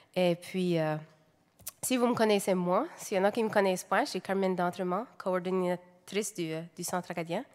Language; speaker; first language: French; native; French